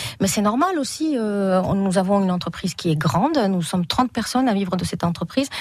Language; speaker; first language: French; non-native, fluent; Spanish